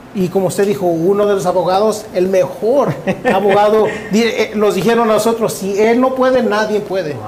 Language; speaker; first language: Spanish; early bilingual, heritage; Spanish